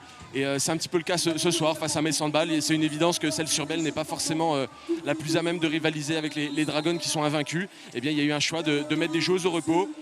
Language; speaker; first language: French; native; French